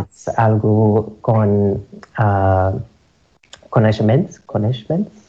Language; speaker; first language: Catalan; non-native, learner; English